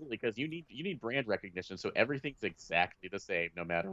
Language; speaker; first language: English; native; English